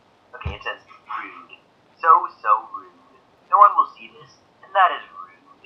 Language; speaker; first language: English; native; English